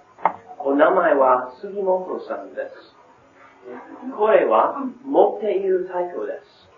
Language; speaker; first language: Japanese; non-native, learner; English